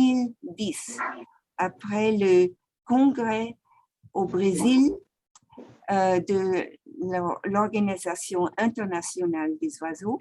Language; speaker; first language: French; non-native, fluent; Swiss German